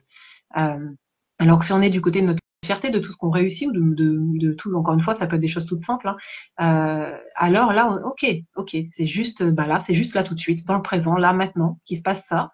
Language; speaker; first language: French; native; French